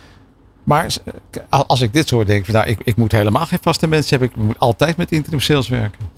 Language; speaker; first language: Dutch; native; Dutch